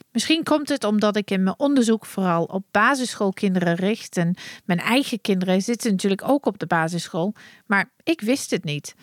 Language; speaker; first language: Dutch; non-native, fluent; English